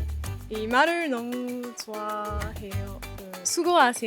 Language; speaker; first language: Korean; non-native, learner; French